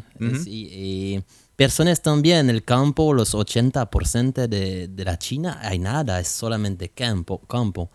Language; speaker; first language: Spanish; non-native, learner; French